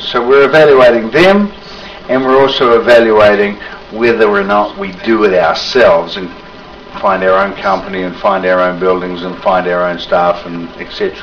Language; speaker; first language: English; native; English